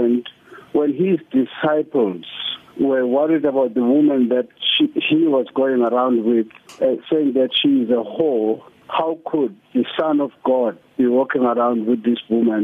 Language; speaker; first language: English; non-native, local second language; Zulu